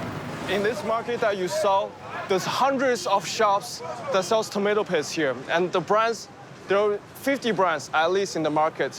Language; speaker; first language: English; non-native, fluent; Chinese